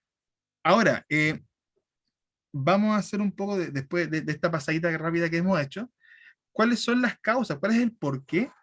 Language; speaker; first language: Spanish; native; Spanish